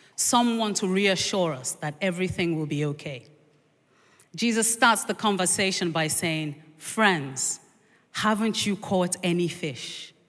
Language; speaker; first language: English; native; English